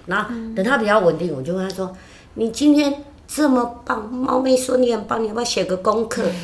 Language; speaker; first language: Chinese; native; Chinese